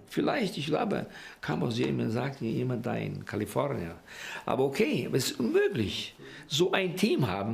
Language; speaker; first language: German; early bilingual, heritage; Portuguese